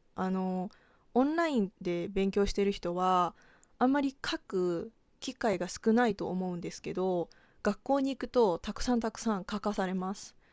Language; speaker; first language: Japanese; native; Japanese